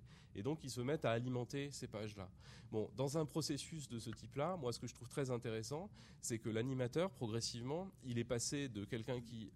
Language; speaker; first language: French; native; French